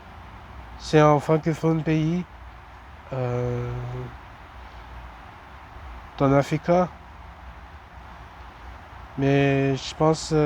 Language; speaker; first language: French; non-native, learner; English